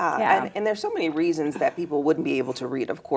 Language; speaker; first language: English; native; English